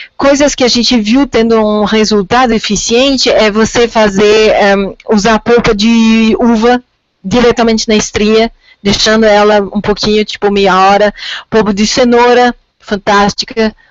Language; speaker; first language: Portuguese; non-native, fluent; French